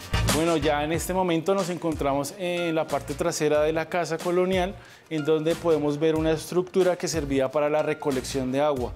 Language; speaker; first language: Spanish; native; Spanish